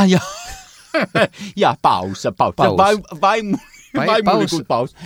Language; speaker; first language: Estonian; non-native, learner; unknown